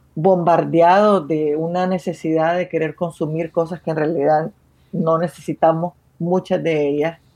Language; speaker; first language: Spanish; native; Spanish